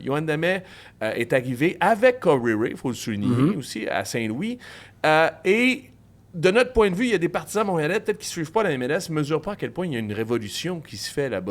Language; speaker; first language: French; native; French